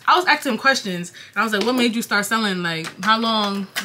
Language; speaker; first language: English; native; English